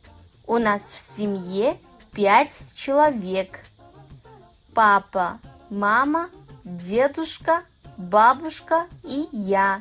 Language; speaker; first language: Russian; non-native, fluent; Kazakh